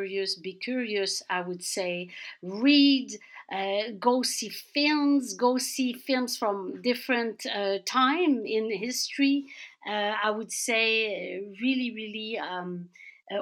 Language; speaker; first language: English; native; English